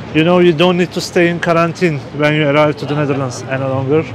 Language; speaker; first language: English; non-native, fluent; Turkish